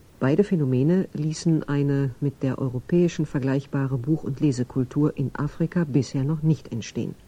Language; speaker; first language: German; native; German